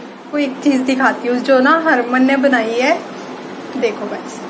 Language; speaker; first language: Hindi; native; Hindi